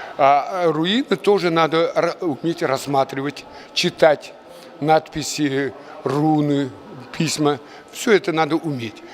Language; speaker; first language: Russian; non-native, local second language; Chuvash